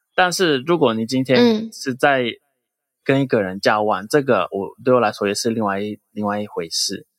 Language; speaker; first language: Chinese; non-native, fluent; Portuguese